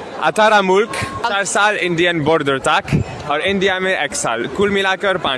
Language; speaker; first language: Hindi; non-native, learner; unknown